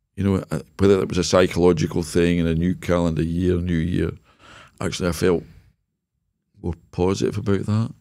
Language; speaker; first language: English; native; English